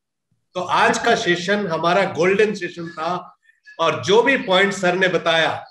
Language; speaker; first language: Hindi; native; Hindi